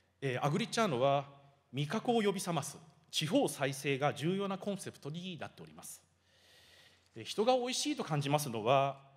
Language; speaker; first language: Japanese; native; Japanese